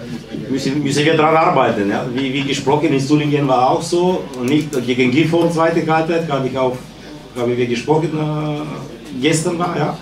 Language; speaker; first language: German; non-native, fluent; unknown